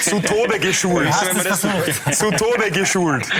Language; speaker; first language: German; native; German